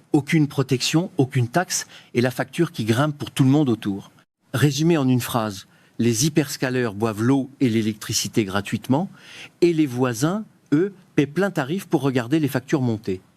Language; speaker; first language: French; native; French